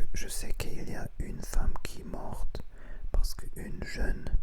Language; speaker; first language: French; non-native, learner; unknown